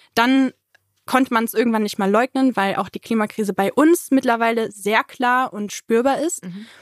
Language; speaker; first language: German; native; German